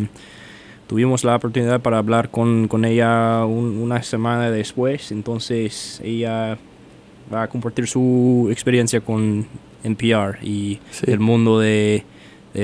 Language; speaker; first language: Spanish; non-native, learner; English